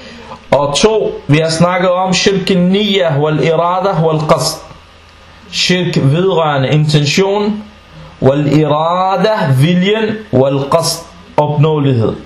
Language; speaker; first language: Danish; non-native, fluent; Arabic